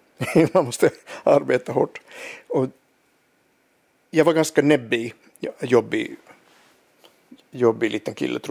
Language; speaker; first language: Swedish; non-native, local second language; Finnish